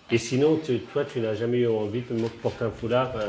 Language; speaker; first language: French; native; French